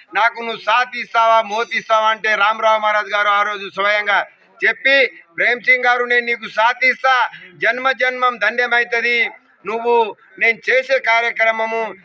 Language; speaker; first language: Telugu; non-native, local second language; Lambadi